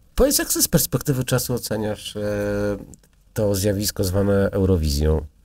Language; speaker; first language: Polish; native; Polish